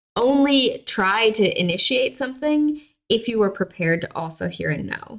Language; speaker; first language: English; native; English